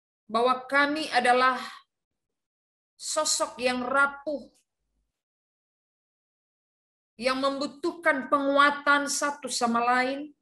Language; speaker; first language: Indonesian; native; Indonesian